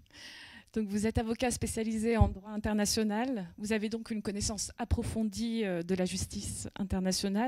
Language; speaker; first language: French; native; French